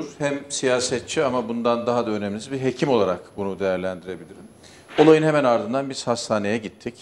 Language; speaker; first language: Turkish; native; Turkish